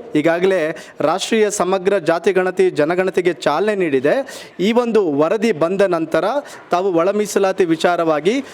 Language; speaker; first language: Kannada; non-native, local second language; Lambadi